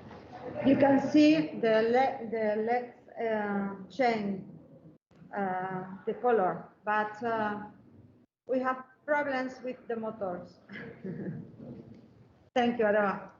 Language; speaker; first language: English; non-native, learner; Spanish